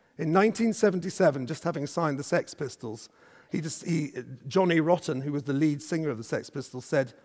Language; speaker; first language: English; native; English